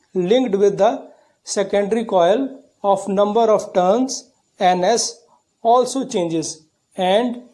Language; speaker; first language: English; non-native, local second language; Punjabi